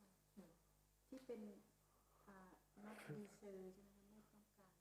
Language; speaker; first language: Thai; native; Thai